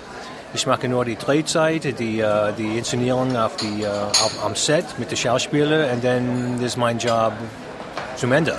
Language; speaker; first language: German; non-native, fluent; English